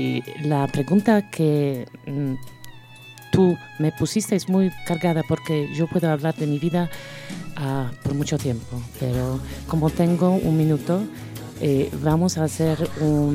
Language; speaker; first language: Spanish; non-native, fluent; Polish